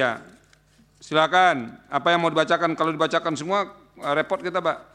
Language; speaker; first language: Indonesian; native; Indonesian